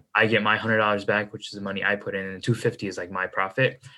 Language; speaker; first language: English; native; English